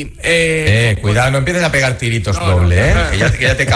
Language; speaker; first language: Spanish; native; Spanish